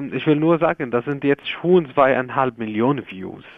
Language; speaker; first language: German; non-native, learner; Arabic